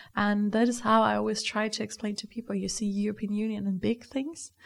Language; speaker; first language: English; non-native, fluent; German